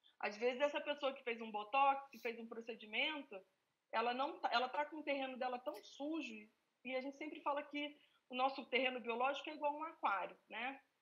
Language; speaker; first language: Portuguese; native; Portuguese